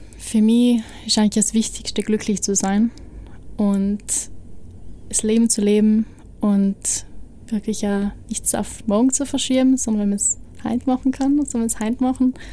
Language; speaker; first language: German; native; German